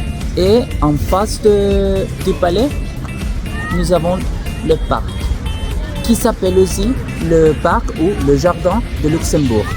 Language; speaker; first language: French; non-native, learner; Spanish